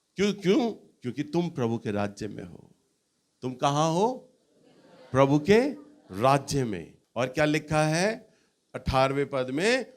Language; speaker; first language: Hindi; native; Hindi